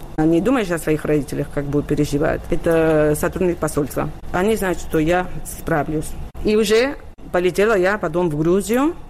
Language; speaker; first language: Russian; non-native, fluent; Catalan